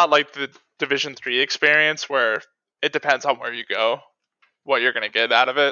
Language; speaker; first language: English; native; English